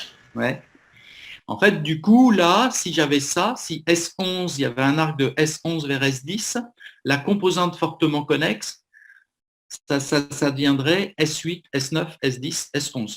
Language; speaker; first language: French; native; French